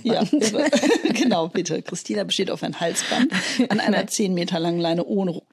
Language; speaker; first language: German; native; German